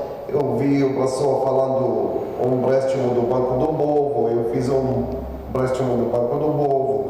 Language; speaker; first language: Portuguese; non-native, learner; Arabic